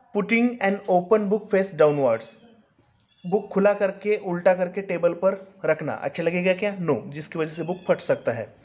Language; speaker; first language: Hindi; non-native, local second language; Marathi